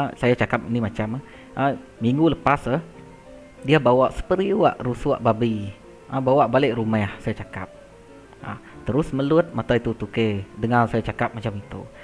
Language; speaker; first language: Malay; non-native, local second language; Iban